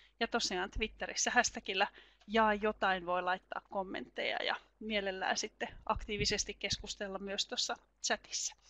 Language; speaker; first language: Finnish; native; Finnish